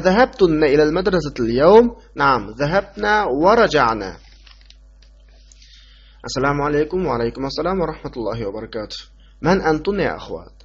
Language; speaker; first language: Arabic; non-native, fluent; Uyghur